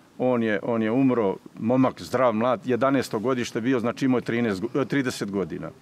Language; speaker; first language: Serbian; native; Serbian